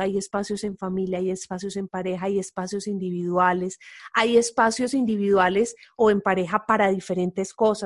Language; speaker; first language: Spanish; native; Spanish